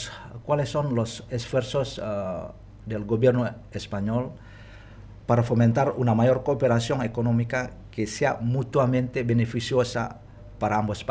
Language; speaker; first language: Spanish; non-native, fluent; Indonesian